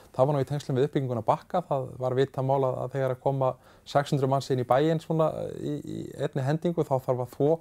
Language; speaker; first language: Icelandic; native; Icelandic